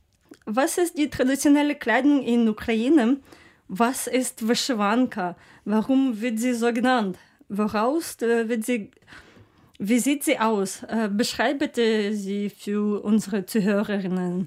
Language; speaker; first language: German; non-native, learner; Ukrainian